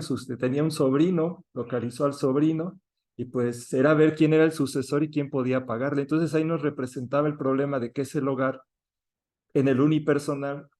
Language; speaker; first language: Spanish; native; Spanish